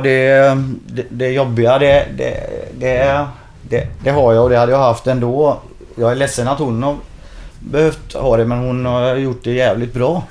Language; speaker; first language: Swedish; native; Swedish